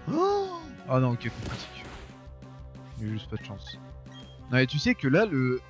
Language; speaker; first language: French; native; French